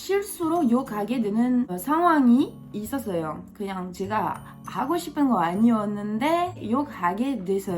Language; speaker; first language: Korean; non-native, fluent; French